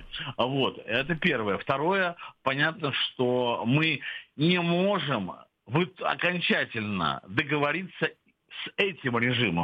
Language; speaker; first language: Russian; native; Russian